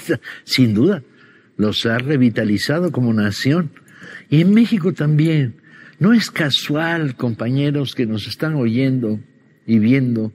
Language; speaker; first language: Spanish; native; Spanish